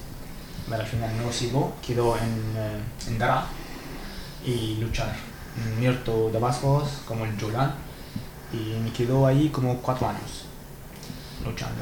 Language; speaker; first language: Spanish; non-native, learner; Arabic